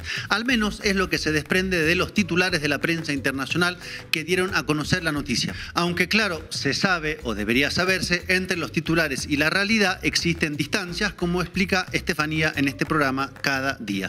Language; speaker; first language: Spanish; native; Spanish